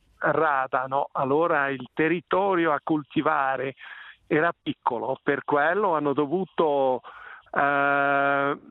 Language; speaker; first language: Italian; non-native, local second language; German